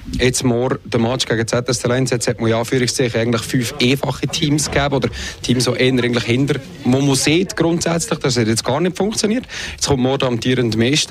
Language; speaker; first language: German; native; German